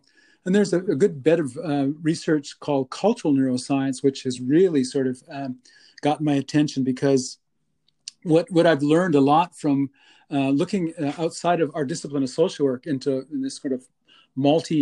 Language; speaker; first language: English; native; English